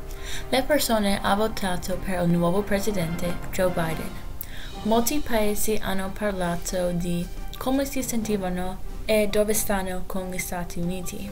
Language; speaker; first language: Italian; non-native, learner; English